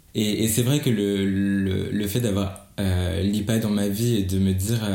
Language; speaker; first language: French; native; French